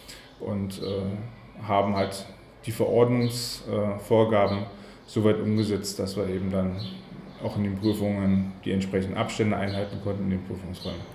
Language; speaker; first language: German; native; German